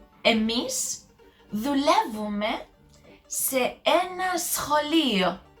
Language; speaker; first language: Greek; non-native, learner; English